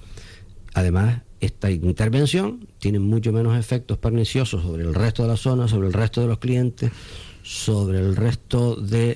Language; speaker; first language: Spanish; native; Spanish